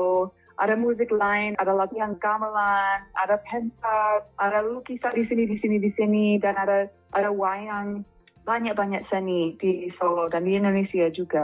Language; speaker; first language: Indonesian; non-native, fluent; English